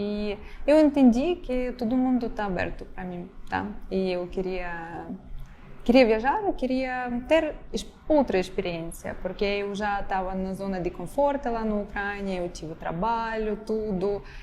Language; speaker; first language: Portuguese; non-native, fluent; Ukrainian